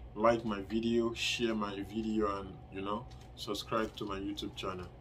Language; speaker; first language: English; non-native, local second language; Yoruba